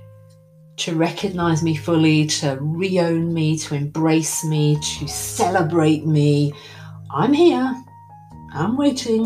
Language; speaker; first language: English; native; English